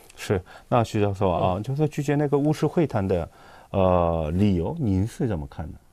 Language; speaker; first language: Chinese; non-native, fluent; Korean